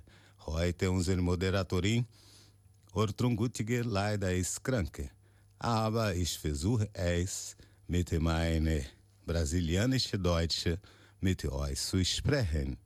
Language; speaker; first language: German; non-native, learner; Portuguese